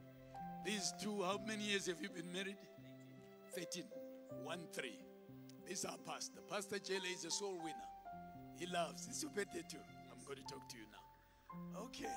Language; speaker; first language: English; non-native, local second language; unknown